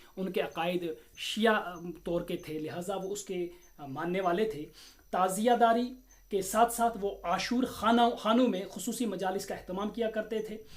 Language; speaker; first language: Urdu; non-native, local second language; Kashmiri